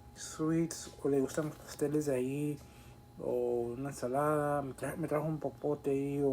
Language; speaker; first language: Spanish; early bilingual, other home language; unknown